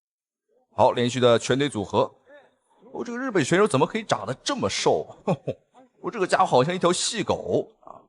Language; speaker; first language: Chinese; native; Chinese